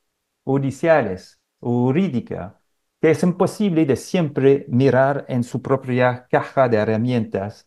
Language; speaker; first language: Spanish; non-native, fluent; French